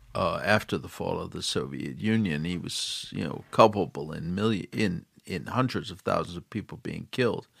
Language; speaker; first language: English; native; English